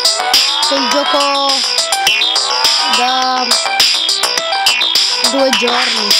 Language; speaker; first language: Italian; early bilingual, other home language; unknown